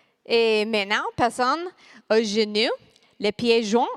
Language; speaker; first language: French; non-native, learner; English